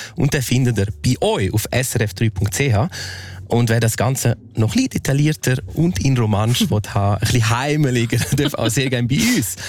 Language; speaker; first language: German; non-native, local second language; Romansh